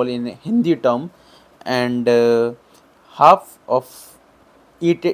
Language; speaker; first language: English; non-native, local second language; Hindi